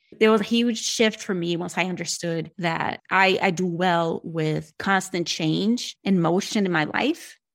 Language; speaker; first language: English; non-native, fluent; Portuguese